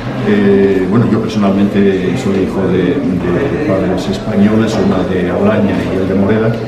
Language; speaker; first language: Spanish; native; Spanish